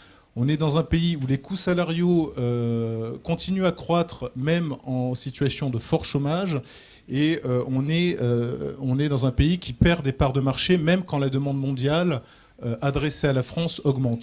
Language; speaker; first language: French; native; French